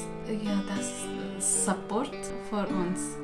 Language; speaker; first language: German; non-native, learner; Arabic